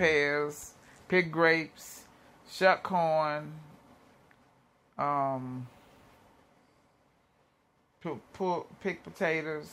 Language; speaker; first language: English; native; English